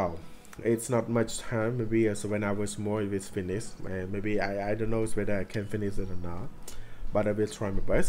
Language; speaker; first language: English; non-native, learner; Khmer